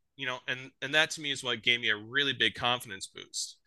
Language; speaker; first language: English; native; English